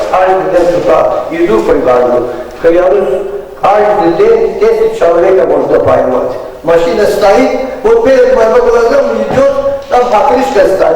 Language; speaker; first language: Russian; non-native, fluent; Azerbaijani